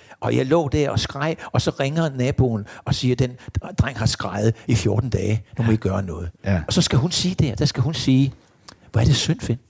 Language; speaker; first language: Danish; native; Danish